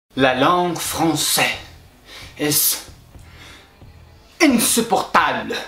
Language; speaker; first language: French; non-native, learner; Dutch